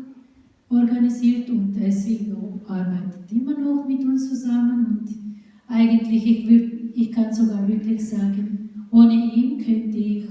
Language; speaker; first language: German; non-native, fluent; Urdu